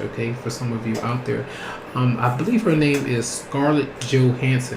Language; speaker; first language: English; native; English